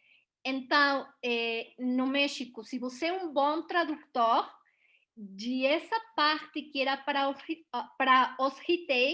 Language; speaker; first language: Portuguese; non-native, learner; Spanish